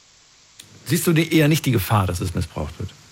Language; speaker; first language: German; native; German